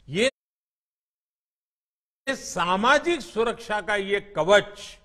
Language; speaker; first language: Hindi; non-native, local second language; Gujarati